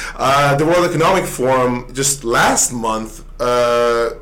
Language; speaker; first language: English; early bilingual, other home language; Swedish